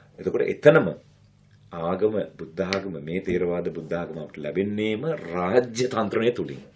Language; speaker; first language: Sinhala; non-native, local second language; Tamil